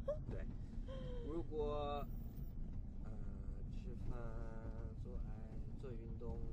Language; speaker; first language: Chinese; non-native, learner; English